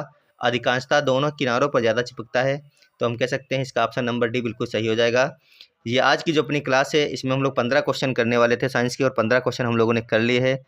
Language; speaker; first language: Hindi; native; Hindi